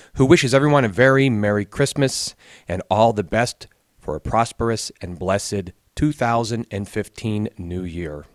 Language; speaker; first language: English; native; English